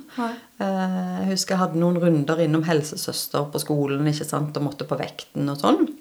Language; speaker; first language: Norwegian; native; Norwegian